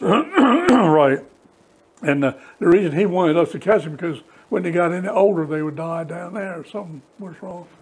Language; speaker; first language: English; native; English